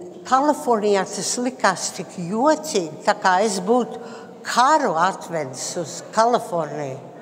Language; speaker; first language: Latvian; early bilingual, heritage; Latvian